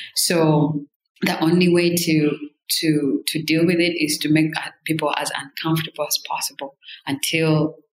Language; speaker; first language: English; non-native, local second language; Kinyarwanda